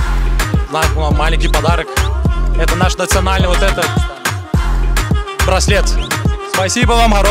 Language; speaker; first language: Russian; non-native, local second language; Turkmen